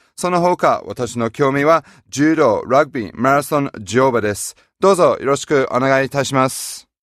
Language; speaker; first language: Japanese; non-native, fluent; English